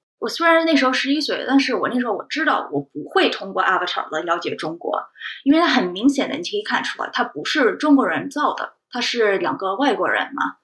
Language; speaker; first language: Chinese; early bilingual, heritage; Chinese